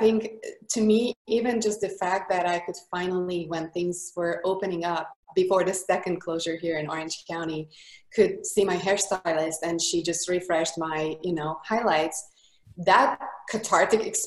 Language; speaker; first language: English; non-native, fluent; Hungarian